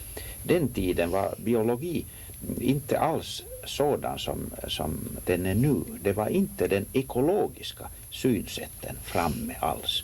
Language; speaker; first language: Swedish; non-native, local second language; Finnish